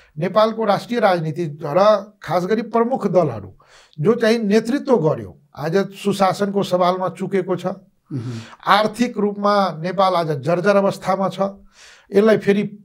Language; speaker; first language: Nepali; non-native, local second language; Maithili